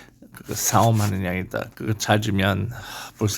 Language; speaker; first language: Korean; non-native, learner; English